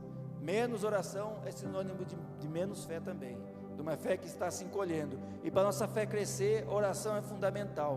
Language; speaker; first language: Portuguese; native; Portuguese